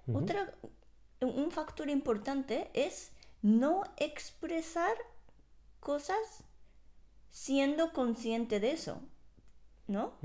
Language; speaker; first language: Spanish; non-native, fluent; Japanese